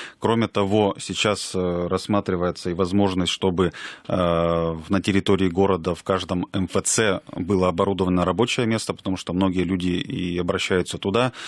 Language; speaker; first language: Russian; native; Russian